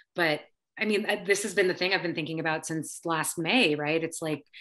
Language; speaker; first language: English; early bilingual, other home language; Filipino